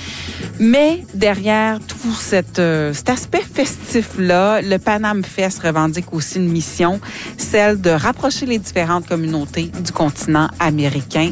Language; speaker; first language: French; native; French